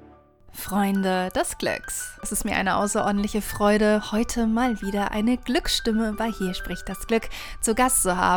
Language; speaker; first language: German; native; German